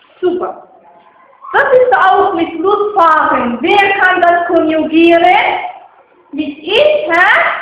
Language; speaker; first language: German; non-native, learner; Arabic